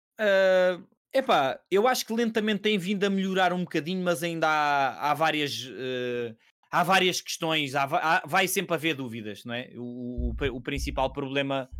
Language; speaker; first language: Portuguese; native; Portuguese